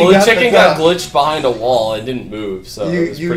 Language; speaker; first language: English; native; English